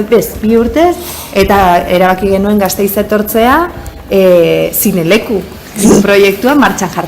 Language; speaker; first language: Basque; non-native, local second language; Spanish